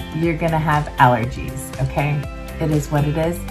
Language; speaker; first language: English; native; English